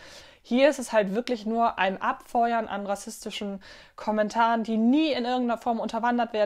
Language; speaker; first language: German; native; German